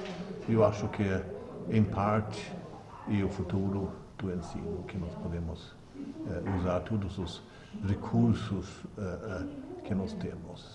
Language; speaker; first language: Portuguese; non-native, learner; Swedish